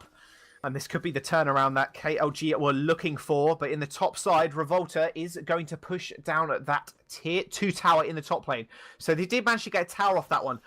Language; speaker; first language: English; native; English